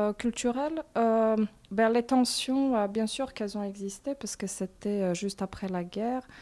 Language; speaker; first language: French; non-native, fluent; Bosnian